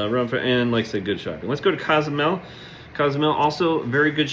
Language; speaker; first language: English; native; English